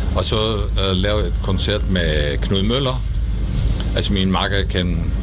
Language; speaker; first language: Danish; non-native, fluent; Dutch